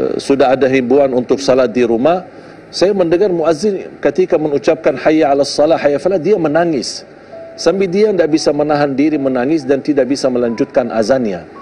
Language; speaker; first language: Indonesian; non-native, fluent; Arabic